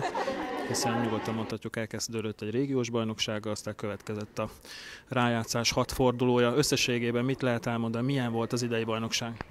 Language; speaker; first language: Hungarian; native; Hungarian